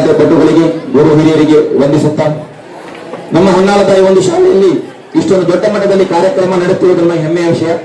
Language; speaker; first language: Kannada; non-native, local second language; Urdu